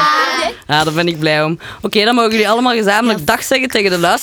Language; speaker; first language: Dutch; native; Dutch